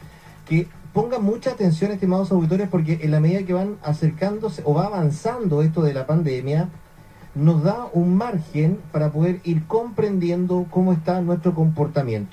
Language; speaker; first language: Spanish; native; Spanish